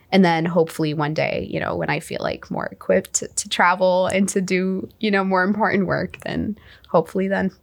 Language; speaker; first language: English; non-native, fluent; Arabic